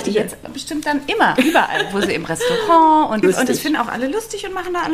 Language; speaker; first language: German; native; German